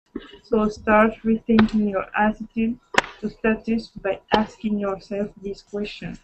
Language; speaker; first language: English; non-native, fluent; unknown